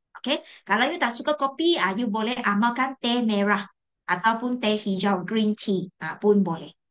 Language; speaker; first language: Malay; non-native, local second language; Chinese